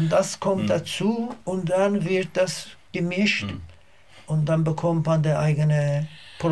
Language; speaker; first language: German; non-native, learner; Azerbaijani